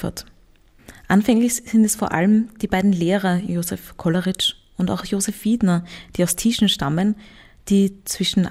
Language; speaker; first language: German; native; German